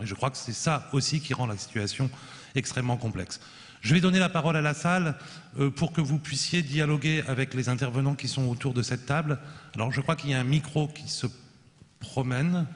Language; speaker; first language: French; native; French